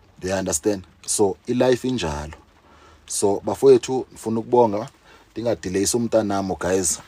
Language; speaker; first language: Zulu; non-native, local second language; Xhosa